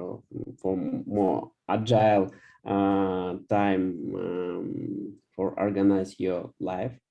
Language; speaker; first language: English; non-native, learner; Russian